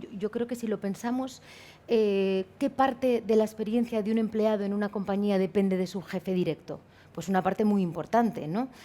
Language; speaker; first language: Spanish; native; Spanish